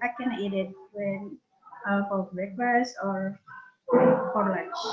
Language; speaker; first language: English; non-native, learner; Indonesian